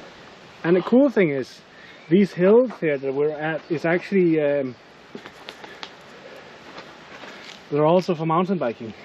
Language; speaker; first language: English; non-native, fluent; Danish